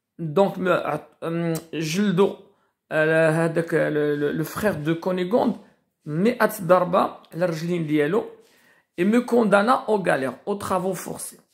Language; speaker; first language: French; non-native, local second language; Arabic